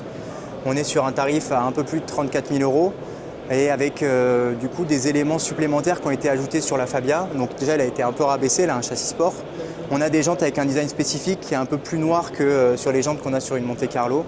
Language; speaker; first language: French; native; French